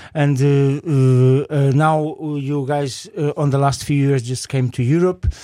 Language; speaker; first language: English; non-native, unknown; Portuguese